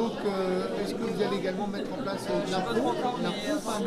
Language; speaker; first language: French; native; French